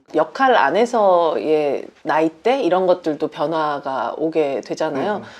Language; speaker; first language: Korean; native; Korean